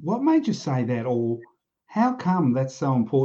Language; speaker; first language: English; native; English